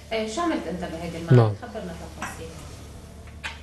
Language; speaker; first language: Arabic; native; Arabic